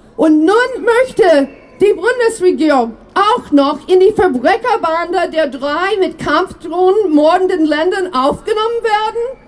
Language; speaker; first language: German; non-native, fluent; English